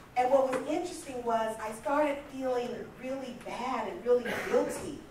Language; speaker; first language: English; native; English